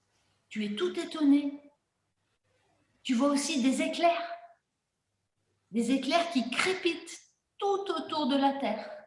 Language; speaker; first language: French; native; French